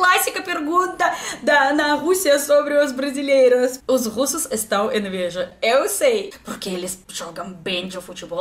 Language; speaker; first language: Portuguese; non-native, learner; Russian